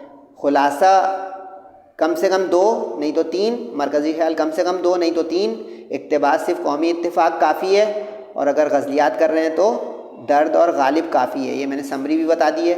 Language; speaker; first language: Urdu; native; Urdu